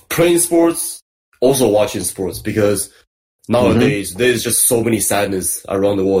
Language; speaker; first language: English; non-native, fluent; Chinese